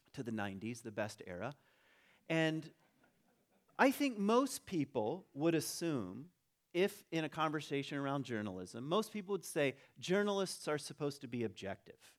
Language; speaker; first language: English; native; English